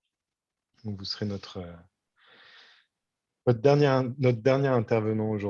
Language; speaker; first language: French; native; French